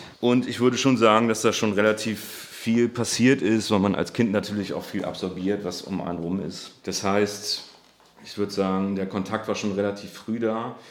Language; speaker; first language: German; native; German